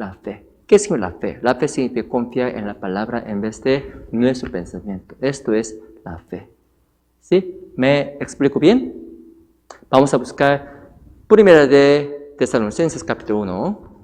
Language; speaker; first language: Spanish; non-native, fluent; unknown